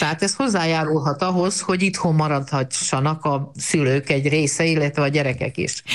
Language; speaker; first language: Hungarian; native; Hungarian